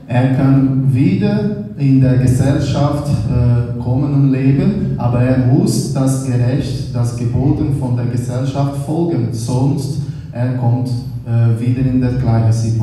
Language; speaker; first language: German; non-native, learner; Portuguese